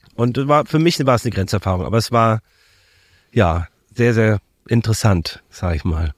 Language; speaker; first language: German; native; German